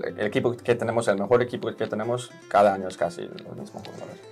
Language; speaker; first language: Spanish; early bilingual, heritage; Spanish